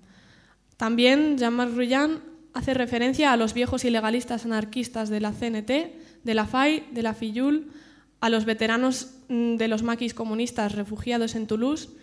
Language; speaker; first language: Spanish; native; Spanish